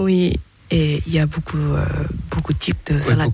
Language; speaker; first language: French; non-native, learner; Thai